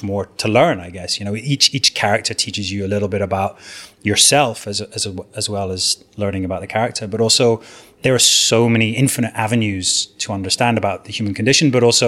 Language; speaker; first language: English; native; English